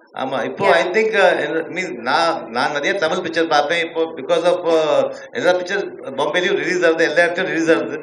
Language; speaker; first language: Tamil; early bilingual, heritage; Tamil